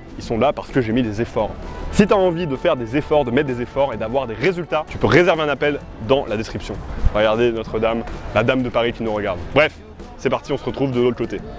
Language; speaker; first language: French; native; French